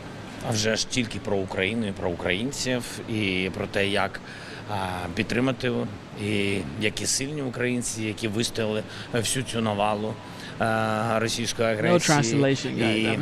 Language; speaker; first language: Ukrainian; non-native, local second language; Russian